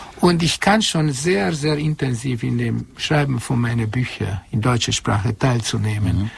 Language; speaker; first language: German; non-native, fluent; Hungarian